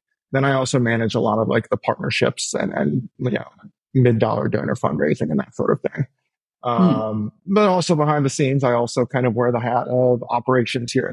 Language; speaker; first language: English; native; English